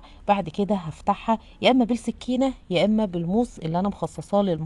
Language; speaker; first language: Arabic; native; Arabic